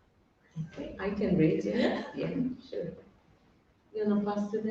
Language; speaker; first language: English; non-native, fluent; Portuguese